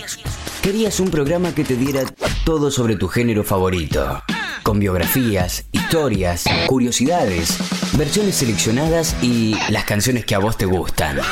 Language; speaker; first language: Spanish; native; Spanish